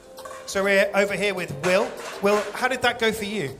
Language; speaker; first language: English; native; English